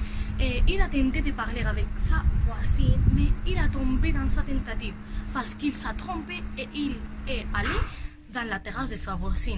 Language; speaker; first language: French; non-native, learner; Spanish